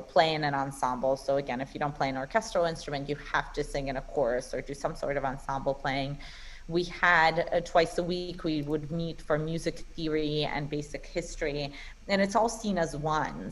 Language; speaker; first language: English; non-native, fluent; Russian